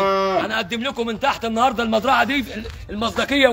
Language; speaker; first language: Arabic; native; Arabic